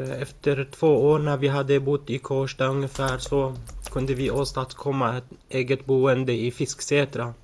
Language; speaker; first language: Swedish; early bilingual, other home language; Arabic